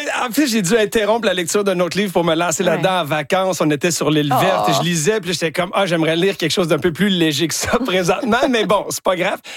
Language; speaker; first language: French; native; French